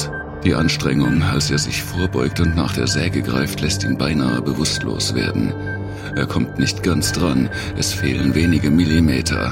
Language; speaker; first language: German; native; German